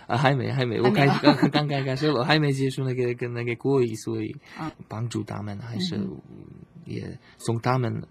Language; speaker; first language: Chinese; non-native, learner; Slovak